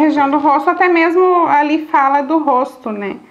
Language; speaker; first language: Portuguese; native; Portuguese